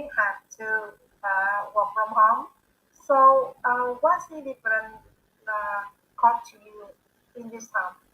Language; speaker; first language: English; non-native, learner; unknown